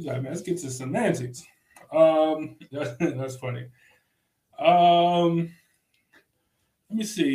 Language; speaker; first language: English; native; English